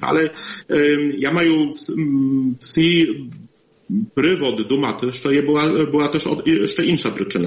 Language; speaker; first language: Polish; non-native, learner; Ukrainian